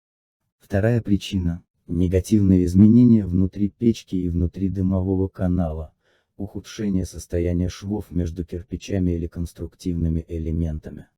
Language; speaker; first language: Russian; native; Russian